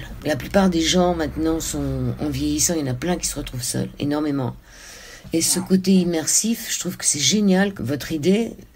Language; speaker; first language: French; native; French